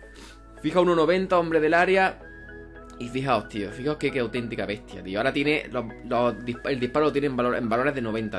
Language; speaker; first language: Spanish; native; Spanish